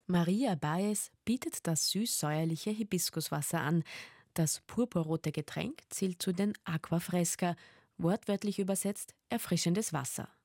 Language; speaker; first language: German; native; German